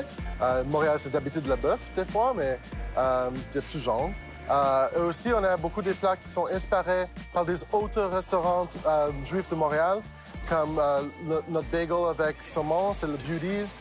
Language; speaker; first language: French; non-native, local second language; English